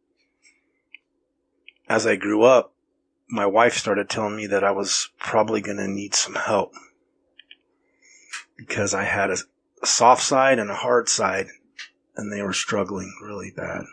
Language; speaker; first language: English; native; English